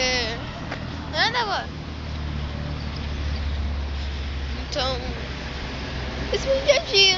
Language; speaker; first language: Portuguese; native; Portuguese